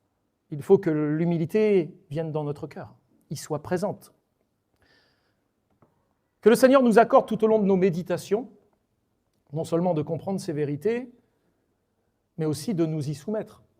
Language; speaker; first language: French; native; French